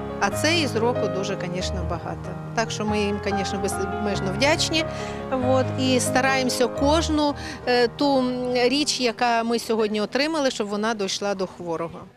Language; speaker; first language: Ukrainian; native; Ukrainian